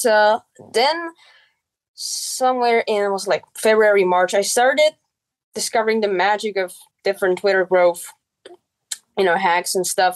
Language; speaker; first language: English; non-native, fluent; Czech